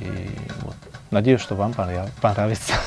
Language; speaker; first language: Russian; non-native, fluent; Italian